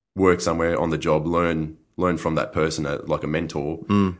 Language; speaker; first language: English; native; English